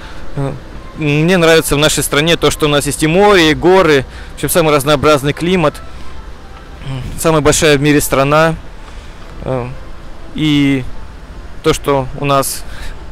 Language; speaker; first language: Russian; native; Russian